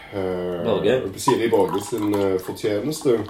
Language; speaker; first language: Norwegian; native; Norwegian